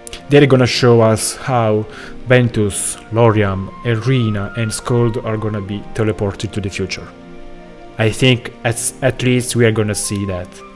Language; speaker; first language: English; non-native, fluent; Italian